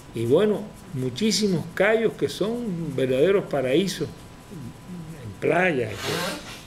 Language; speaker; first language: Spanish; native; Spanish